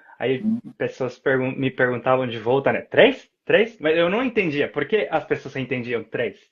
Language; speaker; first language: Portuguese; non-native, fluent; Japanese